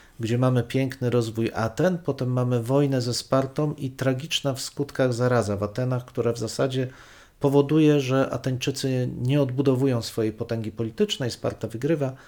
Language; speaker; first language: Polish; native; Polish